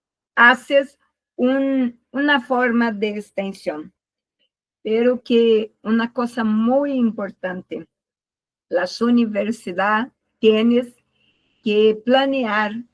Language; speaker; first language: Spanish; non-native, learner; Portuguese